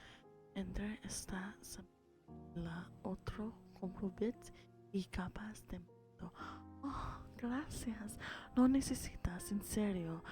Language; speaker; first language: Spanish; early bilingual, heritage; English